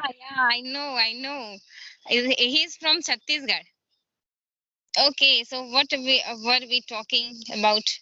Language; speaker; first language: English; non-native, learner; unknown